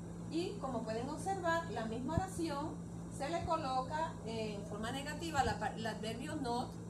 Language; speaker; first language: Spanish; native; Spanish